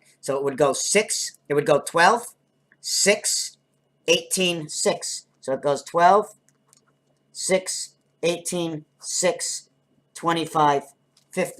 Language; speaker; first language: English; native; English